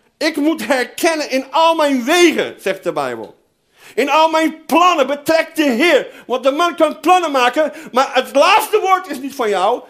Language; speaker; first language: Dutch; non-native, fluent; Portuguese